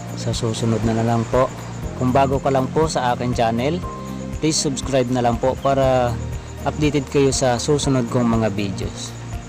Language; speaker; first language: Filipino; non-native, local second language; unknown